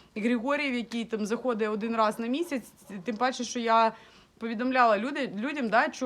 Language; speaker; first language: Ukrainian; non-native, local second language; Russian